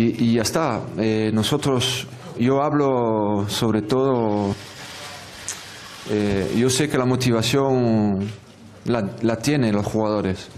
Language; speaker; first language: Spanish; non-native, fluent; French